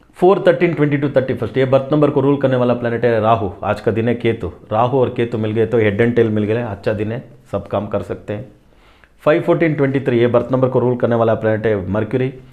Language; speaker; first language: Hindi; non-native, local second language; Tamil